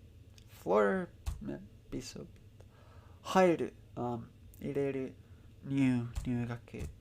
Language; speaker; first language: Japanese; non-native, learner; Spanish